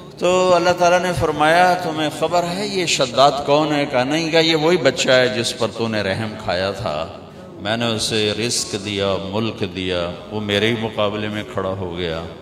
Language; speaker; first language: Urdu; non-native, local second language; Punjabi